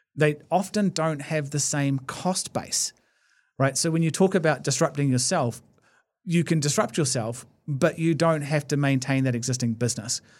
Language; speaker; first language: English; native; English